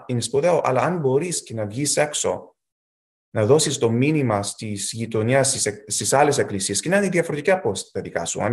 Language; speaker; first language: Greek; early bilingual, heritage; Greek